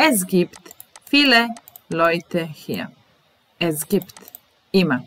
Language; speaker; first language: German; non-native, fluent; Serbian